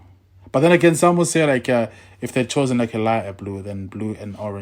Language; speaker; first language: English; native; English